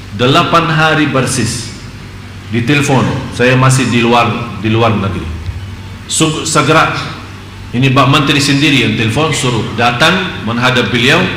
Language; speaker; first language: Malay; non-native, fluent; Arabic